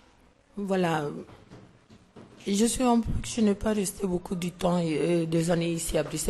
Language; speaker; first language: French; non-native, learner; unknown